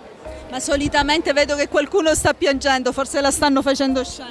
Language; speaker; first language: Italian; native; Italian